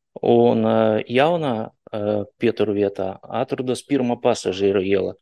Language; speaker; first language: Latvian; non-native, local second language; Russian